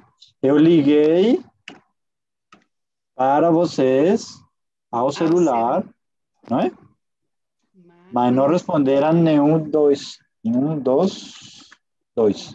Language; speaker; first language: Portuguese; non-native, fluent; Spanish